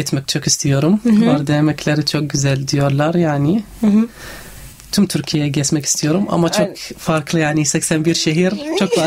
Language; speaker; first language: Turkish; non-native, fluent; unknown